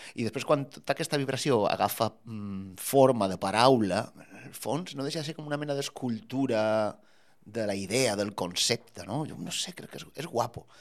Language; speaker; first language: Catalan; native; Catalan